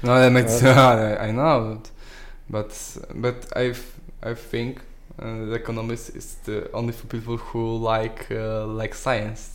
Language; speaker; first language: English; non-native, learner; Polish